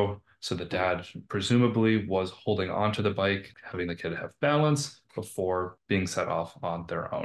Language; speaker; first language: English; native; English